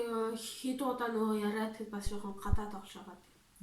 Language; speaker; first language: Mongolian; early bilingual, heritage; Mongolian